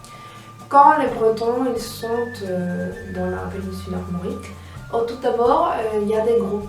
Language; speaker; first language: French; non-native, fluent; Spanish